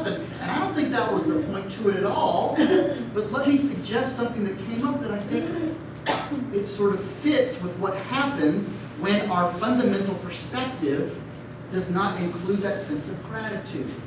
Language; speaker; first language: English; native; English